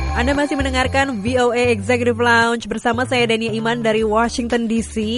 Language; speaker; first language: Indonesian; native; Indonesian